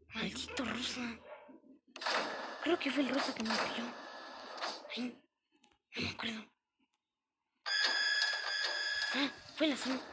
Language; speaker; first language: Spanish; native; Spanish